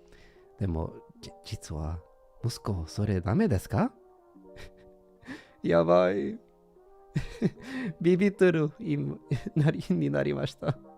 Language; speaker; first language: Japanese; non-native, learner; English